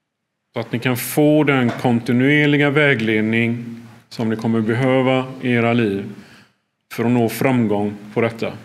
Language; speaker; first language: Swedish; early bilingual, other home language; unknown